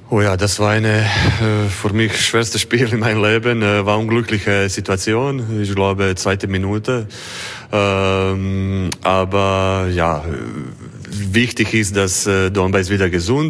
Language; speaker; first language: German; non-native, fluent; Croatian